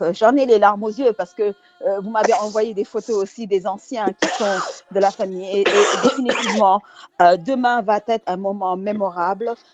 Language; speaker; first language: French; non-native, local second language; Wolof